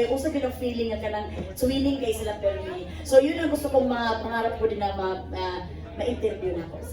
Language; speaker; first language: Filipino; non-native, local second language; Cebuano